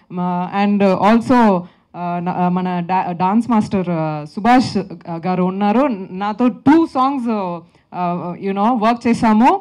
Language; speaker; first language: Telugu; non-native, local second language; Tamil